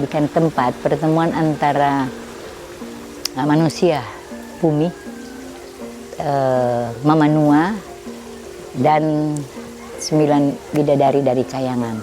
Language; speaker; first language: Indonesian; native; Indonesian